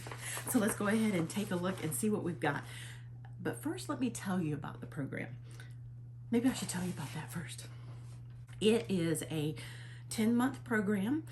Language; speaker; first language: English; native; English